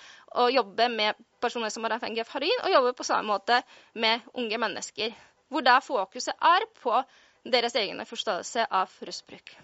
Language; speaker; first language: Norwegian; non-native, fluent; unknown